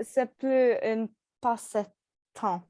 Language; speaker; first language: French; non-native, learner; English